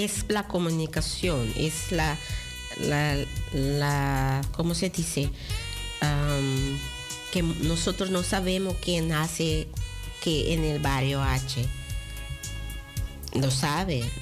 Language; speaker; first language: Spanish; non-native, local second language; Dutch